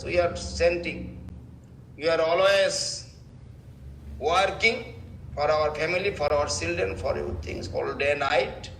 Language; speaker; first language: English; non-native, local second language; Bangla